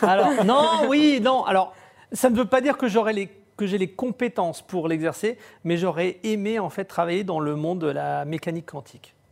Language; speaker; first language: French; native; French